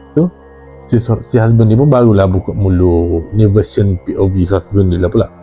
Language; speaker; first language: Malay; native; Malay